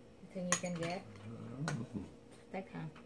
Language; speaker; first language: English; non-native, learner; Vietnamese